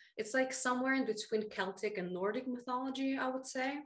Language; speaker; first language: English; early bilingual, other home language; Russian